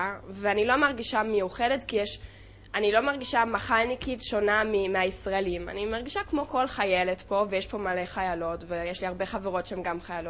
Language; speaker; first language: Hebrew; early bilingual, heritage; Hebrew